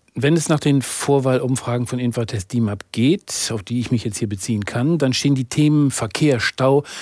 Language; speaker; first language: German; native; German